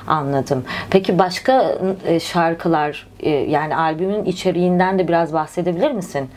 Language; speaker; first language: Turkish; native; Turkish